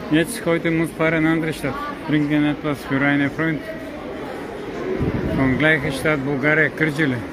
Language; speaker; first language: German; non-native, learner; Bulgarian